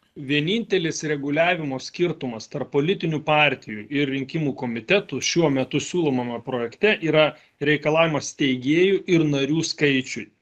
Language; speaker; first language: Lithuanian; native; Lithuanian